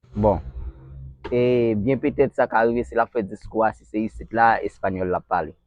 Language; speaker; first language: Haitian Creole; native; Haitian Creole